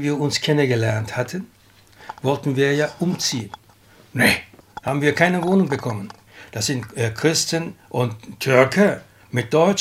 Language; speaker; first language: German; non-native, fluent; Turkish